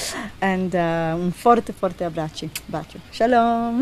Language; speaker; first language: Italian; non-native, learner; Hebrew